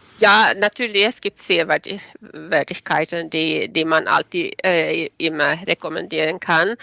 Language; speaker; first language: German; non-native, fluent; Swedish